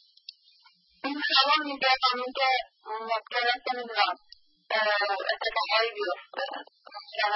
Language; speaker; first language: Persian; early bilingual, heritage; Persian